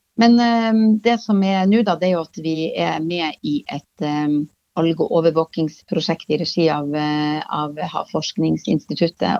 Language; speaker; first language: Norwegian; native; Norwegian